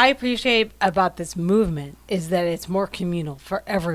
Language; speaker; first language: English; native; English